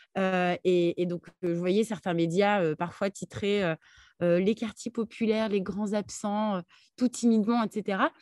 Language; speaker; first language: French; early bilingual, other home language; Arabic